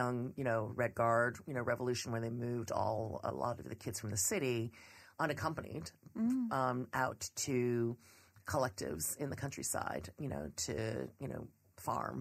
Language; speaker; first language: English; native; English